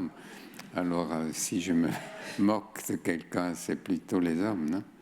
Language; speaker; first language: French; non-native, fluent; German